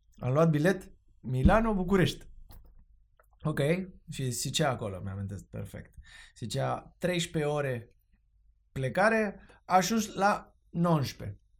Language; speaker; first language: Romanian; non-native, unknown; Spanish